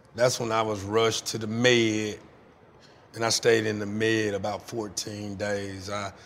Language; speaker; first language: English; native; English